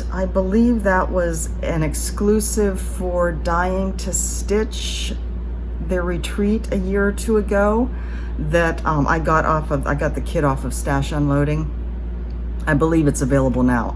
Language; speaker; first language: English; native; English